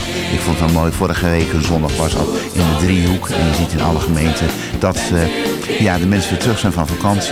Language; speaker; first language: Dutch; native; Dutch